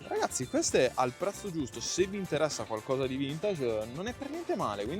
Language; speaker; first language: Italian; native; Italian